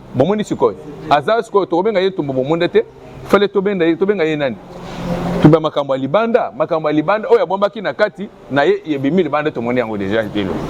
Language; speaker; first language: Lingala; non-native, local second language; Luba-Lulua